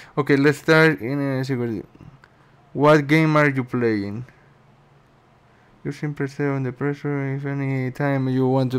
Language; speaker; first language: English; non-native, learner; Spanish